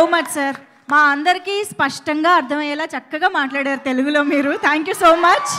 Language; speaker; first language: Telugu; native; Telugu